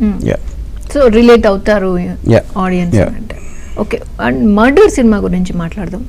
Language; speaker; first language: Telugu; native; Telugu